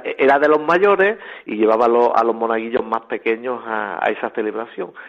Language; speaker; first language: Spanish; native; Spanish